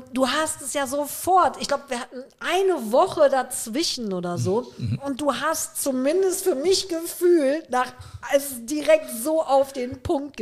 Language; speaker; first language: German; native; German